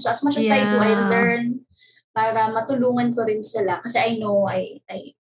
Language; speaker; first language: English; non-native, local second language; Cebuano